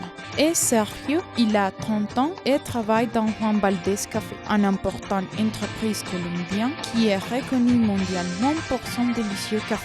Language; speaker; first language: French; non-native, learner; Spanish